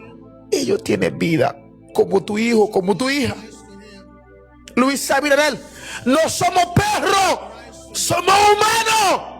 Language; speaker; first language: Spanish; non-native, fluent; Haitian Creole